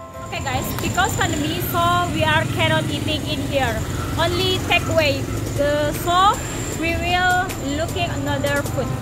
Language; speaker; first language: English; non-native, learner; Indonesian